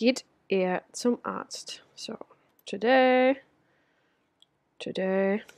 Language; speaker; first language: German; non-native, fluent; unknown